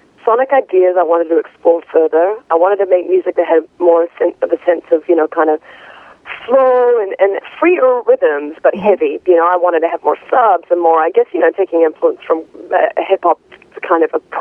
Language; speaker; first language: English; native; English